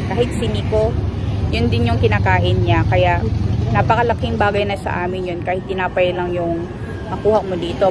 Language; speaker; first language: Filipino; native; Filipino